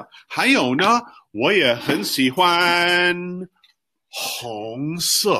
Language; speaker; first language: Chinese; non-native, fluent; English